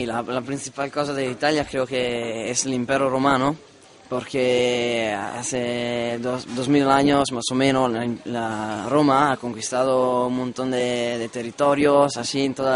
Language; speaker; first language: Spanish; non-native, learner; Italian